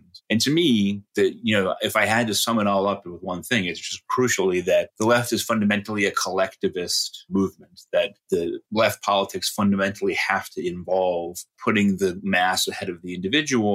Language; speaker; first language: English; native; English